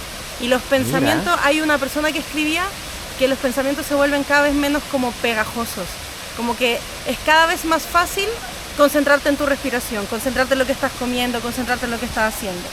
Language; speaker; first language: Spanish; native; Spanish